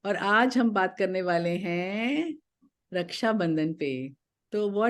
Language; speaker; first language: Hindi; native; Hindi